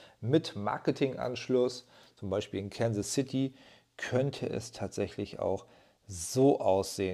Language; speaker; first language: German; native; German